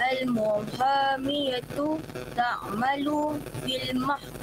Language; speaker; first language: Arabic; non-native, learner; Malay